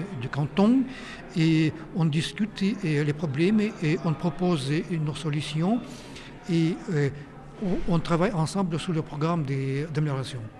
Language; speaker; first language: French; non-native, fluent; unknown